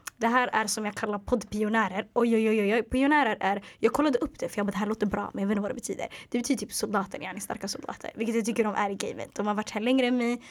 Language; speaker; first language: Swedish; early bilingual, other home language; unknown